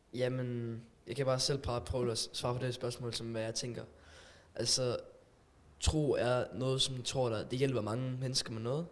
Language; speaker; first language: Danish; non-native, local second language; German